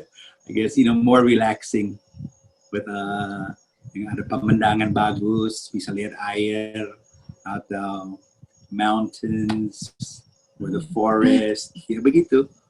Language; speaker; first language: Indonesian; early bilingual, heritage; Indonesian